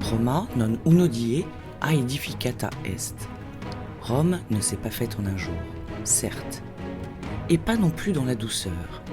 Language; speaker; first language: French; native; French